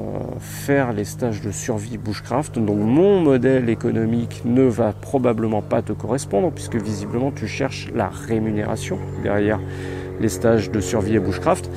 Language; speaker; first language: French; native; French